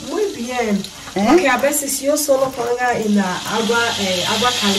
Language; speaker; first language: Spanish; non-native, learner; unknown